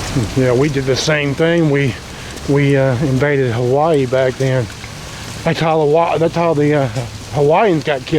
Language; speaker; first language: English; native; English